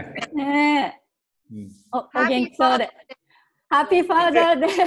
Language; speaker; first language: Japanese; native; Japanese